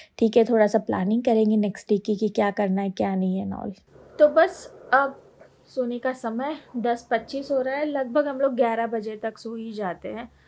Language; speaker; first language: Hindi; native; Hindi